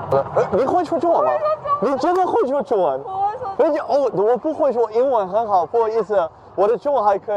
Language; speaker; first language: Chinese; non-native, learner; Dutch